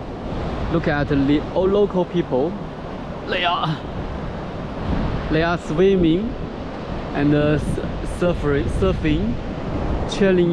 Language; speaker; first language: English; non-native, learner; Chinese